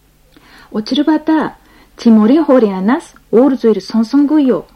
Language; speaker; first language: Mongolian; non-native, fluent; Japanese